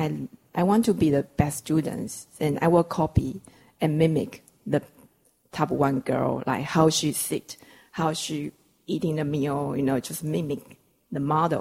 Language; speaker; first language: English; non-native, fluent; Chinese